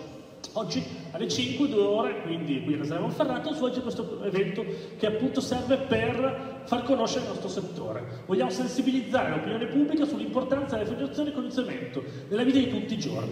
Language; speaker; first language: Italian; native; Italian